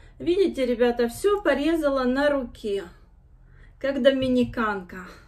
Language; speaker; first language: Russian; native; Russian